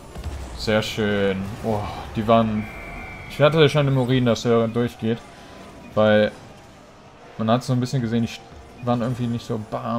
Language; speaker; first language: German; native; German